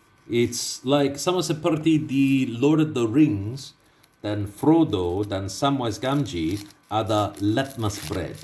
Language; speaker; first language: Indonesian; non-native, learner; English